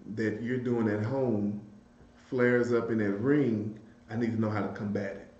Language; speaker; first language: English; native; English